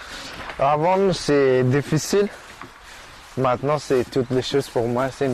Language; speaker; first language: French; non-native, learner; Persian